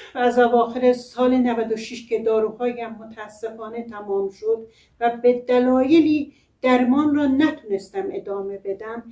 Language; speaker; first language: Persian; non-native, local second language; Azerbaijani